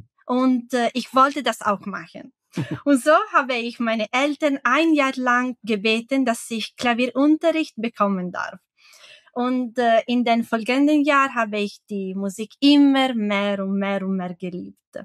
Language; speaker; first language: German; non-native, fluent; Italian